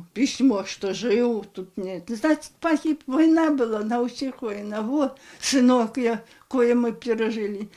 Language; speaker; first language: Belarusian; native; Belarusian